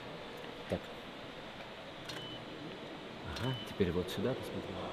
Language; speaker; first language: Russian; native; Russian